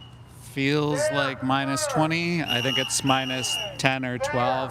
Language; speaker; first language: English; native; English